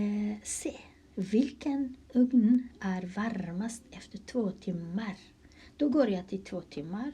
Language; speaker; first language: Swedish; non-native, fluent; Kurdish